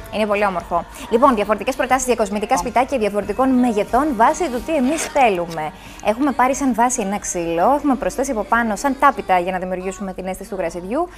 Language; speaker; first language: Greek; native; Greek